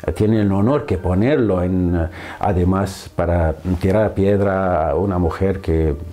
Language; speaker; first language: Spanish; non-native, fluent; Arabic